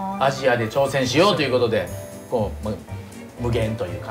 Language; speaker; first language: Japanese; native; Japanese